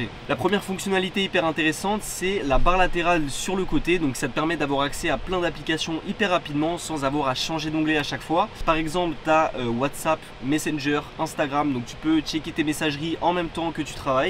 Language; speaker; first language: French; native; French